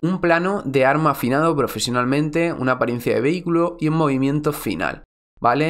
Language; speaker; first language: Spanish; native; Spanish